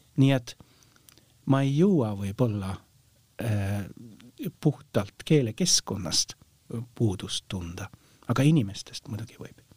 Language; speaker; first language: Estonian; non-native, fluent; Norwegian